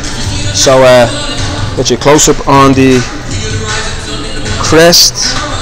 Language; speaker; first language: English; native; English